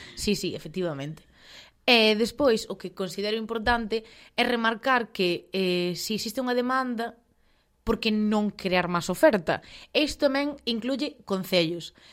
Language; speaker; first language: Galician; non-native, local second language; Spanish